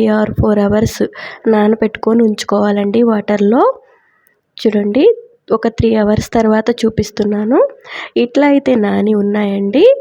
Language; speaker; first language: Telugu; native; Telugu